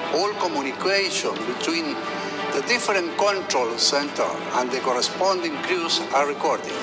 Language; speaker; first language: English; non-native, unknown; Spanish